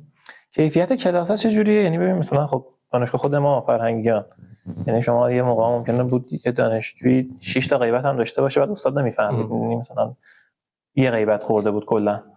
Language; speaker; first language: Persian; native; Persian